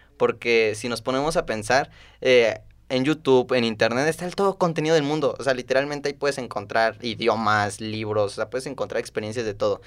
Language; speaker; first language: Spanish; native; Spanish